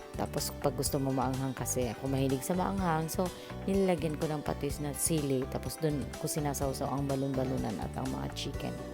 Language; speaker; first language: Filipino; non-native, local second language; Cebuano